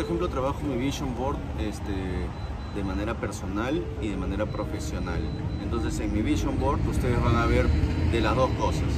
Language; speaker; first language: Spanish; native; Spanish